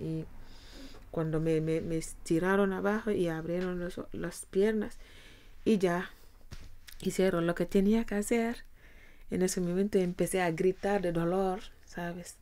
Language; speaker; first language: Spanish; non-native, fluent; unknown